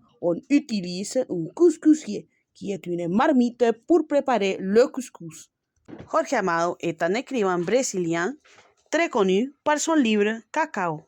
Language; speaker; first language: French; non-native, learner; Spanish